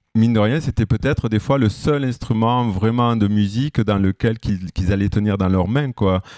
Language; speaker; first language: French; native; French